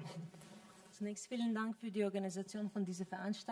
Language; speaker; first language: German; non-native, fluent; Ukrainian